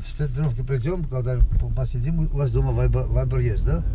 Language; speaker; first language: Russian; non-native, local second language; Armenian